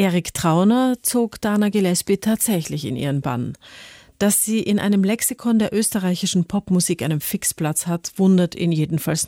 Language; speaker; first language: German; native; German